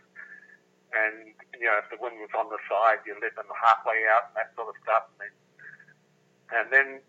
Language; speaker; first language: English; native; English